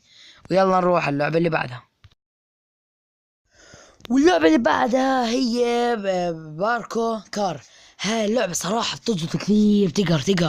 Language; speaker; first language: Arabic; native; Arabic